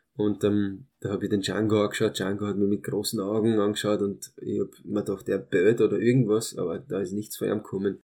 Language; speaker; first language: German; early bilingual, other home language; Hungarian